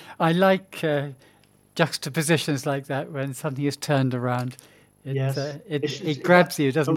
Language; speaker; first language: English; native; English